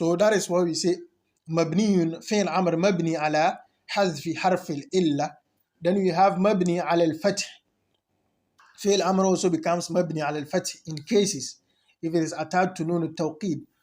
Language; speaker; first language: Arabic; non-native, fluent; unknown